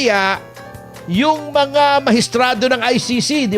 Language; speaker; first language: Filipino; native; Filipino